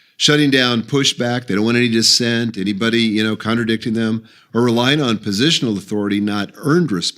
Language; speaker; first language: English; native; English